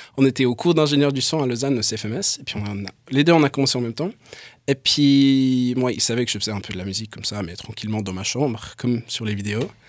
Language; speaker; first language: French; early bilingual, other home language; English